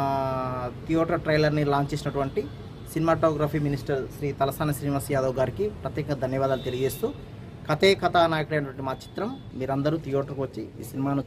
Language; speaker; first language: Telugu; native; Telugu